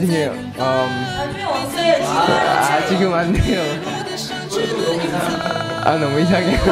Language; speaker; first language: Korean; non-native, learner; Thai